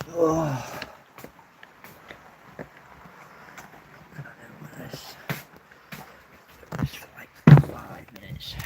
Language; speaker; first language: English; native; English